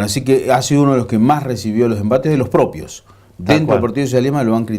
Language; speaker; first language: Spanish; native; Spanish